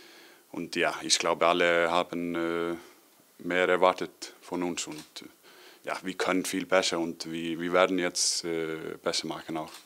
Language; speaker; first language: German; non-native, learner; Icelandic